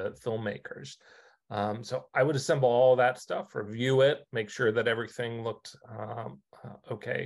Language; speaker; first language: English; native; English